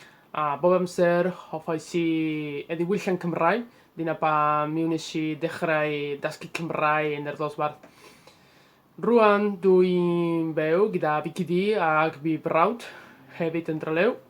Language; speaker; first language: Welsh; non-native, learner; Spanish